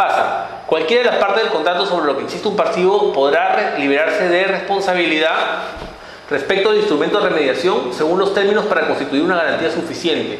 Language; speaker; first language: Spanish; native; Spanish